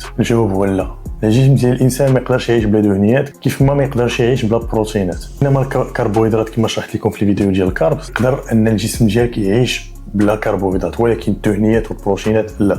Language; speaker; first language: Arabic; native; Arabic